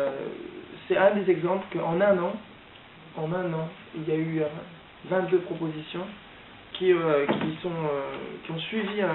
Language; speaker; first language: French; native; French